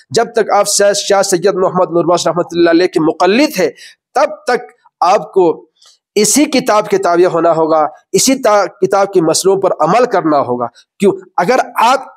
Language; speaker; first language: Urdu; non-native, local second language; Balti